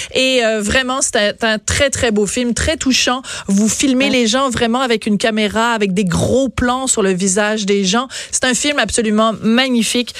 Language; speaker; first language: French; native; French